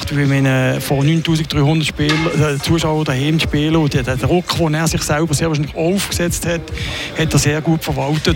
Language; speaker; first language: German; native; German